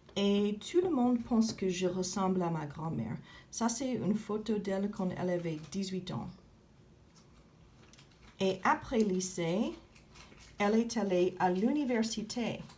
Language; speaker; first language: French; non-native, fluent; English